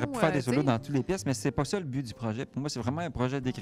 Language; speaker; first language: French; native; French